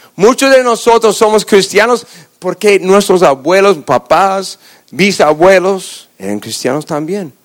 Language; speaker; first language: Spanish; non-native, fluent; English